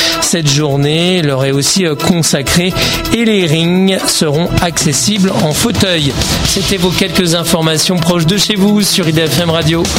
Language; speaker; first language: French; native; French